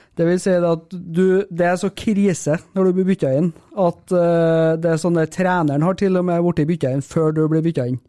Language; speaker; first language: Norwegian; native; Norwegian